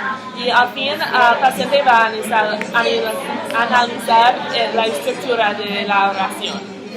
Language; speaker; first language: Spanish; non-native, learner; English